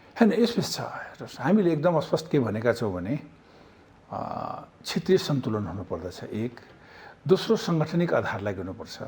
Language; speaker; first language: Nepali; non-native, local second language; Maithili